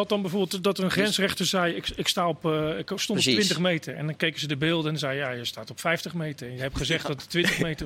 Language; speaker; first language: Dutch; native; Dutch